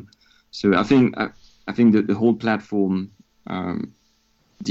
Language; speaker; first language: English; non-native, fluent; French